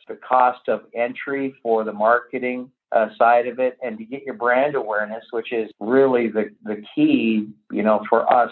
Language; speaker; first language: English; native; English